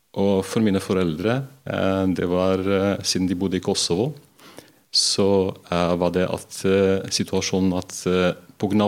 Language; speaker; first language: Norwegian; non-native, fluent; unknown